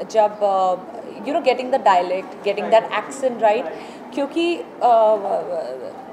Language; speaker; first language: Hindi; native; Hindi